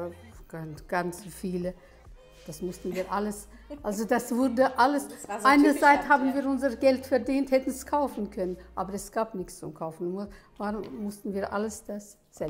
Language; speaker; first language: German; early bilingual, heritage; German